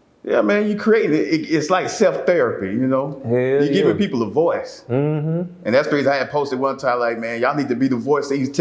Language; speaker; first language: English; native; English